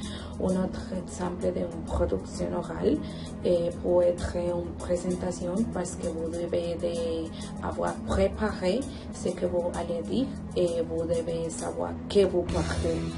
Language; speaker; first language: French; non-native, learner; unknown